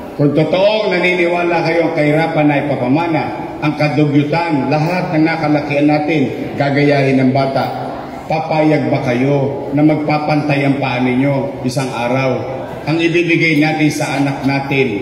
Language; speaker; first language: Filipino; native; Filipino